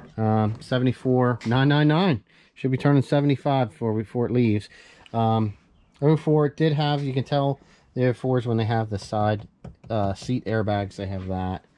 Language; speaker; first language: English; native; English